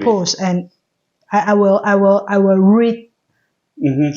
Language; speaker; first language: English; non-native, learner; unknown